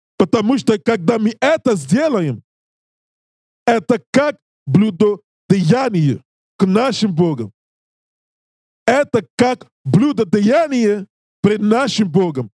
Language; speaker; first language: Russian; non-native, learner; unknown